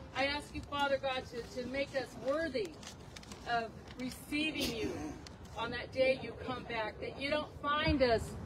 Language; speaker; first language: English; native; English